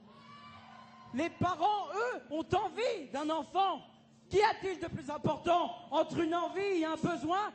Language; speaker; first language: French; native; French